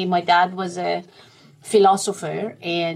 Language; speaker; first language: English; non-native, fluent; Persian